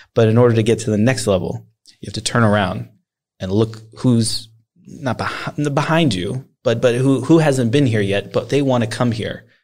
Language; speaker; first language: English; early bilingual, other home language; Swedish